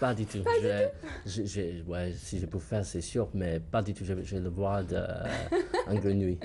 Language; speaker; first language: French; non-native, learner; English